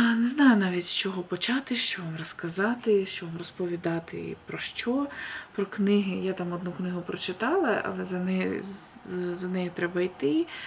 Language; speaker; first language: Ukrainian; non-native, local second language; Russian